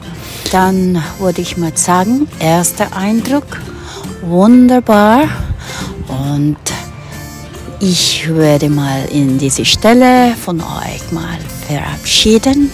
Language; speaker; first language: German; non-native, fluent; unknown